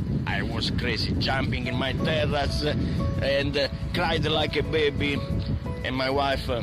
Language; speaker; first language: English; non-native, learner; Italian